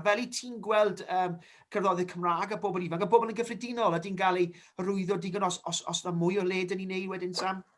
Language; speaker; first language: Welsh; native; Welsh